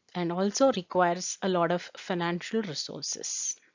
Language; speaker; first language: English; non-native, local second language; Kannada